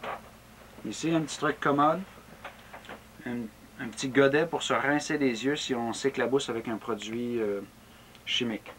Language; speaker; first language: French; native; French